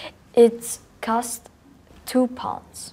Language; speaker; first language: English; non-native, learner; German